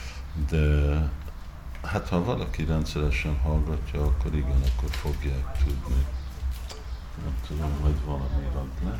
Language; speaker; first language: Hungarian; early bilingual, heritage; Hungarian